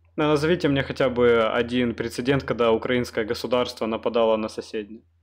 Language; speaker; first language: Russian; native; Russian